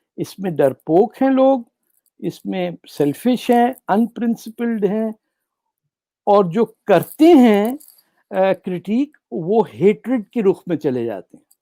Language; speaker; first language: Urdu; native; Urdu